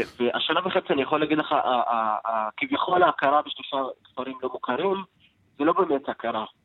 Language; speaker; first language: Hebrew; non-native, local second language; Arabic